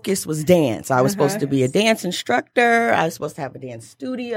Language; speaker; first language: English; native; English